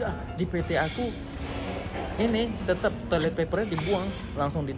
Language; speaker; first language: Indonesian; native; Indonesian